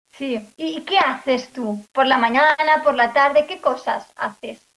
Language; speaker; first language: Spanish; native; Spanish